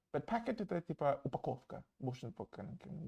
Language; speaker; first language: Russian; non-native, fluent; English